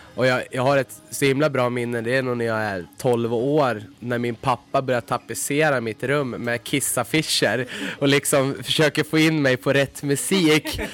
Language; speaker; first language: Swedish; native; Swedish